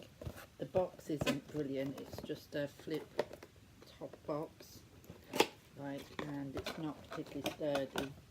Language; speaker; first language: English; native; English